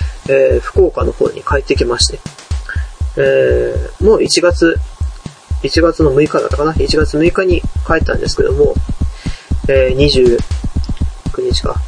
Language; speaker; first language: Japanese; native; Japanese